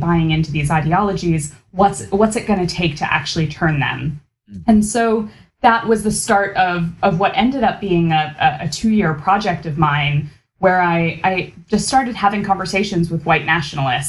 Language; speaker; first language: English; native; English